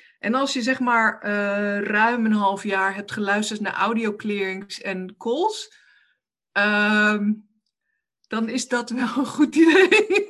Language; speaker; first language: Dutch; native; Dutch